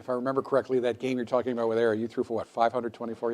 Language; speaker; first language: English; native; English